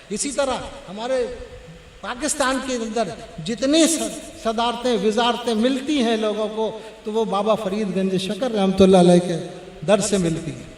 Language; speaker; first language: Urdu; non-native, local second language; Pashto